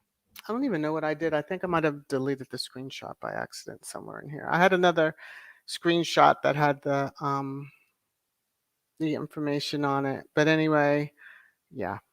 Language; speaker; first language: English; native; English